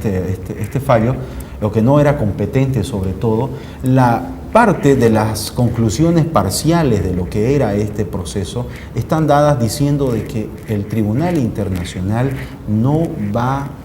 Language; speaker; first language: Spanish; native; Spanish